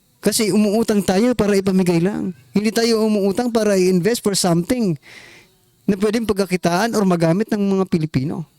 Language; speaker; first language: Filipino; non-native, local second language; Waray